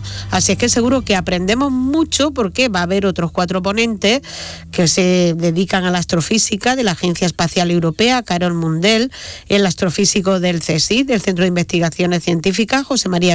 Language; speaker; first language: Spanish; native; Spanish